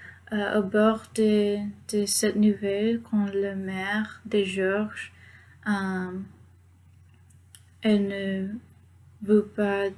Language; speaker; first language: French; non-native, learner; Spanish